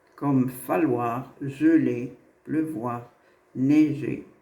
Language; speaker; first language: French; non-native, local second language; Arabic